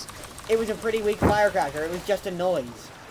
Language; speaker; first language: English; native; English